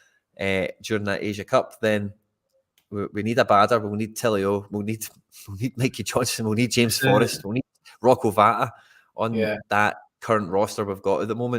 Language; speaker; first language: English; native; English